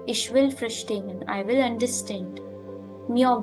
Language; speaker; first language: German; non-native, learner; Hindi